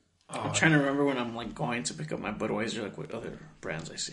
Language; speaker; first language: English; early bilingual, other home language; Spanish